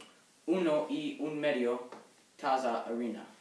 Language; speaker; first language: Spanish; non-native, learner; English